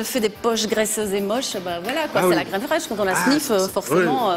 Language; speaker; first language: French; native; French